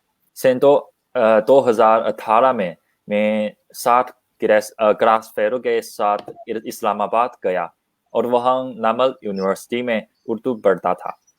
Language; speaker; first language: Hindi; non-native, learner; Chinese